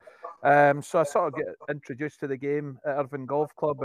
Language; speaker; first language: English; native; English